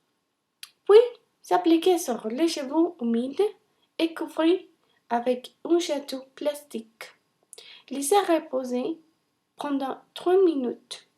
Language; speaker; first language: French; non-native, learner; Spanish